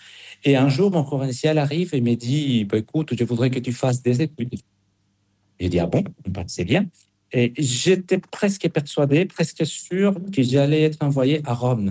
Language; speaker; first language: French; non-native, fluent; Spanish